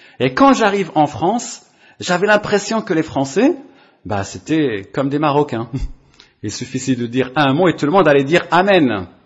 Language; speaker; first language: French; non-native, local second language; Arabic